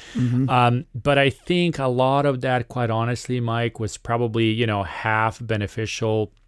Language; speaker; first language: English; non-native, fluent; Serbian